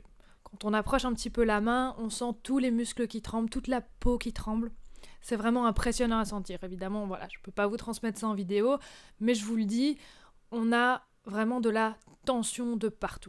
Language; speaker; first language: French; native; French